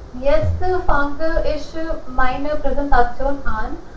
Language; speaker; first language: German; non-native, learner; Hindi